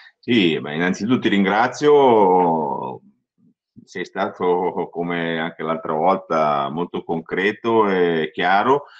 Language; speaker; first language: Italian; native; Italian